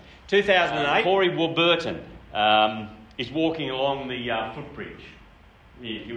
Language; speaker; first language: English; native; English